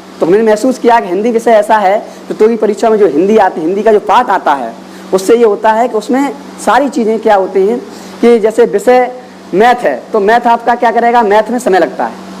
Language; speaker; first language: Hindi; native; Hindi